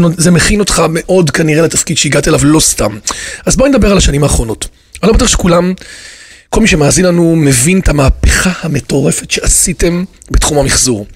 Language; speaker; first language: Hebrew; native; Hebrew